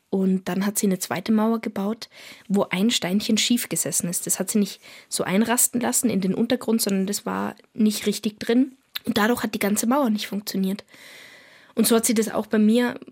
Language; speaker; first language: German; native; German